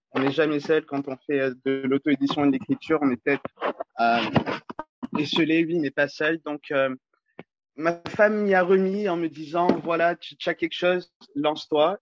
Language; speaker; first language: French; native; French